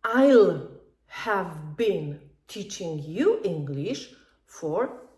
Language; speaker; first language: English; non-native, fluent; Polish